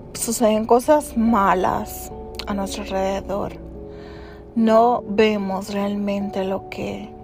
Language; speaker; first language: Spanish; early bilingual, heritage; Spanish